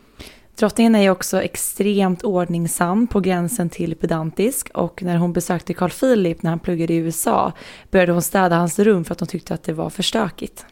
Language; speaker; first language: Swedish; native; Swedish